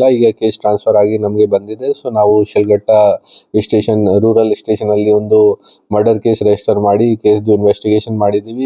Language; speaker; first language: Kannada; non-native, local second language; Hindi